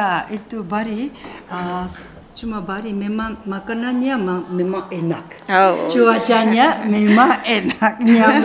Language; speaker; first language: Indonesian; non-native, fluent; Japanese